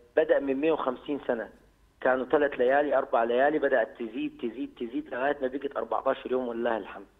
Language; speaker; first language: Egyptian Arabic; native; Egyptian Arabic